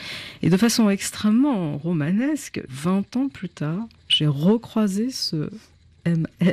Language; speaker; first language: French; native; French